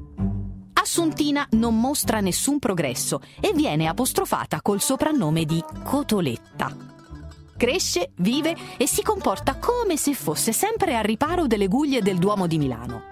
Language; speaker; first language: Italian; native; Italian